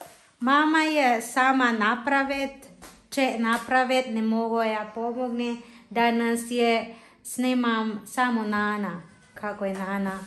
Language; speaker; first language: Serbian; non-native, learner; Filipino